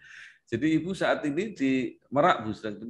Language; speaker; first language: Indonesian; native; Indonesian